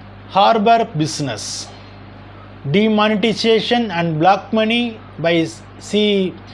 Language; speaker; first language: English; non-native, local second language; Tamil